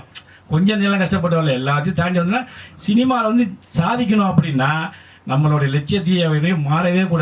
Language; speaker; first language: Tamil; native; Tamil